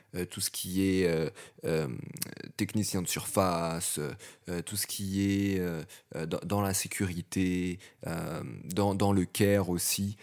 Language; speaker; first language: French; native; French